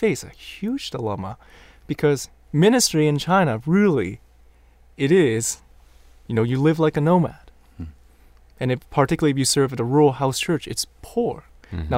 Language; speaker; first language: English; non-native, local second language; Cantonese